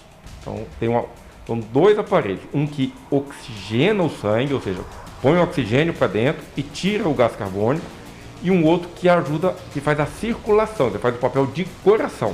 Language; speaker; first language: Portuguese; native; Portuguese